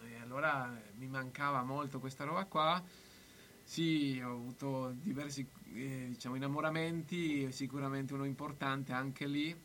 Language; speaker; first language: Italian; non-native, fluent; Spanish